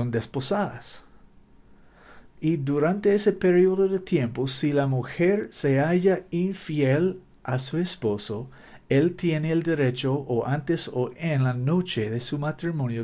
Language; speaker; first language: Spanish; non-native, learner; English